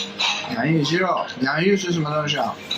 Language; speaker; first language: Chinese; non-native, fluent; Japanese